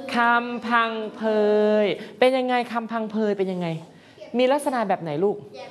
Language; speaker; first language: Thai; native; Thai